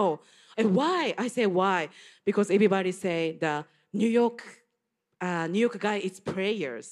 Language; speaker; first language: English; non-native, learner; Japanese